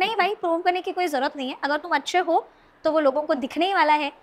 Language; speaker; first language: Hindi; non-native, local second language; Marathi